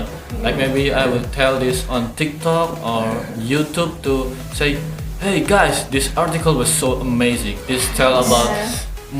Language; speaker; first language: English; non-native, learner; Indonesian